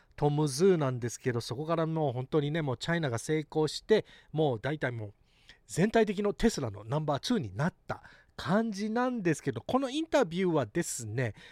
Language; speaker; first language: Japanese; early bilingual, heritage; Japanese